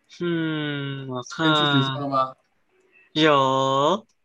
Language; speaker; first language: Chinese; early bilingual, heritage; Chinese